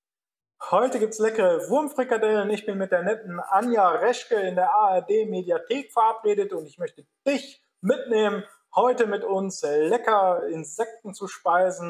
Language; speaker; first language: German; native; German